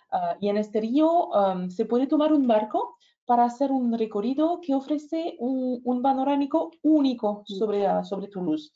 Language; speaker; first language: Spanish; non-native, fluent; French